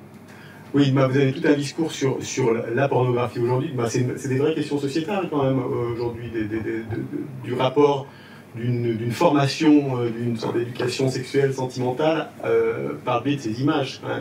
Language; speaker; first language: French; native; French